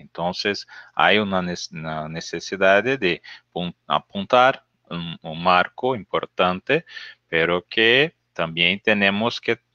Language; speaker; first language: Spanish; non-native, learner; Portuguese